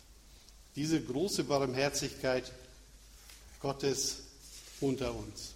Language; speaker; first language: German; non-native, fluent; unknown